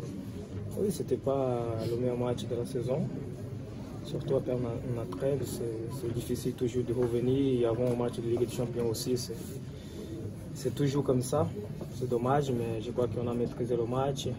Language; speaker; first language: French; non-native, fluent; Portuguese